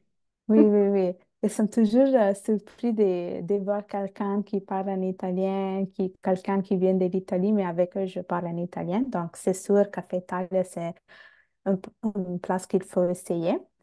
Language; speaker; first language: French; non-native, fluent; Bangla